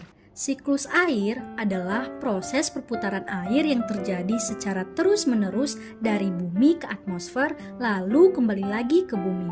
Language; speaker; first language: Indonesian; native; Indonesian